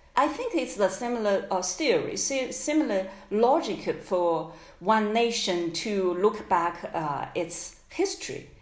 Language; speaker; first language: English; non-native, fluent; Chinese